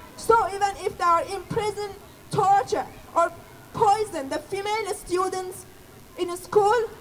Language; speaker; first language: English; non-native, fluent; Persian